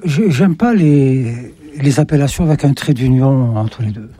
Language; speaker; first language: French; non-native, local second language; Arabic